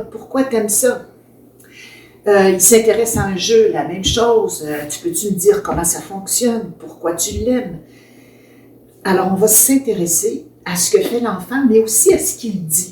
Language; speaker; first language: French; native; French